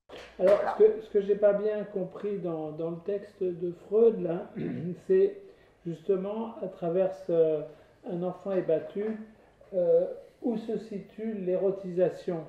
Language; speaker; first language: French; native; French